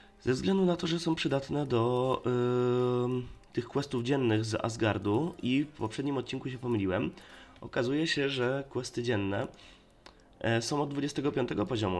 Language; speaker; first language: Polish; native; Polish